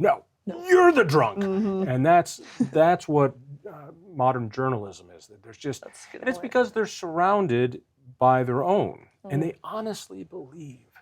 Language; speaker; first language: English; native; English